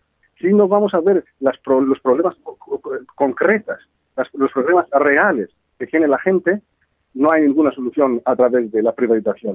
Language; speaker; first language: Spanish; non-native, fluent; Greek